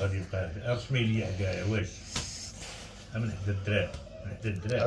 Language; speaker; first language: Arabic; native; Arabic